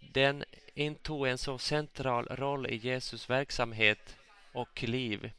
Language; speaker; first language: Swedish; non-native, local second language; Finnish